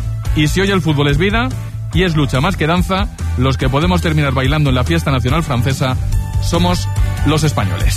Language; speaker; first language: Spanish; native; Spanish